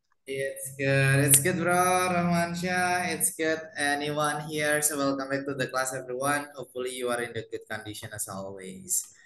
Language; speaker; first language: English; non-native, fluent; Indonesian